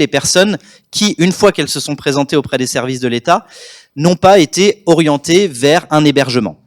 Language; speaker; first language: French; native; French